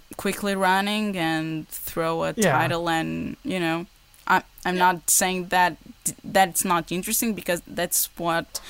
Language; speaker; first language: English; non-native, fluent; Portuguese